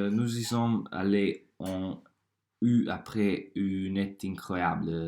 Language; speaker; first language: French; non-native, learner; Croatian